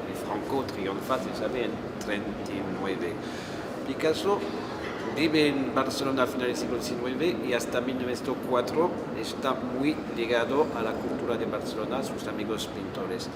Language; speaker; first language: Spanish; non-native, fluent; French